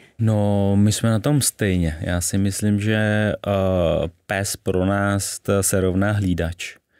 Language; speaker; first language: Czech; early bilingual, other home language; Vietnamese